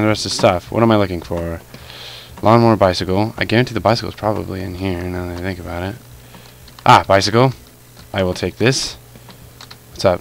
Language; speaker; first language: English; native; English